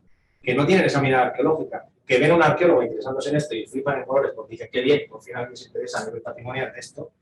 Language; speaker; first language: Spanish; native; Spanish